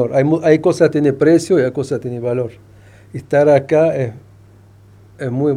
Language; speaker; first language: Spanish; non-native, fluent; Arabic